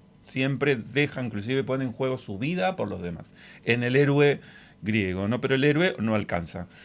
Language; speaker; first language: Spanish; native; Spanish